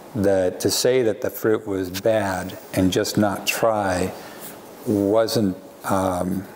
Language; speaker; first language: English; native; English